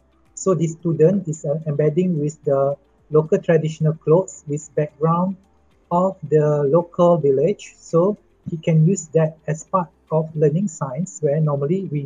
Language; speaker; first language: English; non-native, local second language; Malay